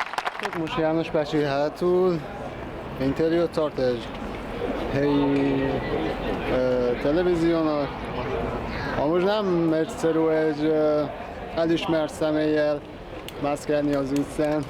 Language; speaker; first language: Hungarian; non-native, fluent; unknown